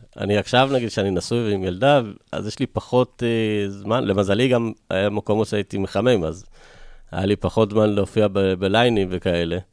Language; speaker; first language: Hebrew; early bilingual, other home language; Amharic